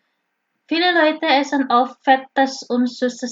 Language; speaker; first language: German; non-native, fluent; Indonesian